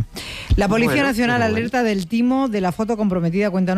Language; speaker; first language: Spanish; native; Spanish